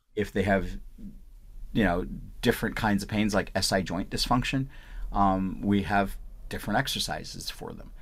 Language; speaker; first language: English; early bilingual, other home language; Punjabi